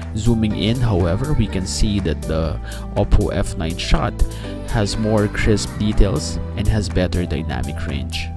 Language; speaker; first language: English; non-native, local second language; Filipino